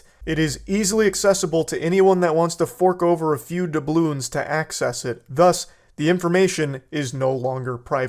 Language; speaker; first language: English; native; English